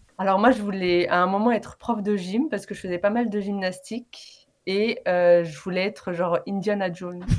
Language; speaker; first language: French; early bilingual, other home language; Arabic